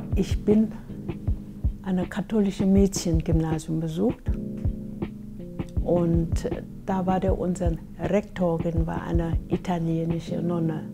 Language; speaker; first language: German; non-native, fluent; Korean